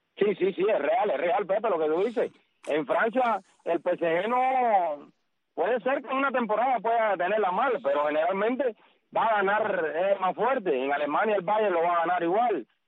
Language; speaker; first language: Spanish; native; Spanish